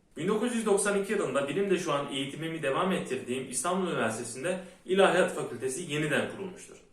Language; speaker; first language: Turkish; early bilingual, heritage; Turkish